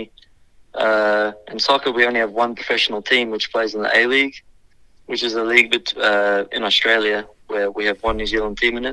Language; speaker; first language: English; native; English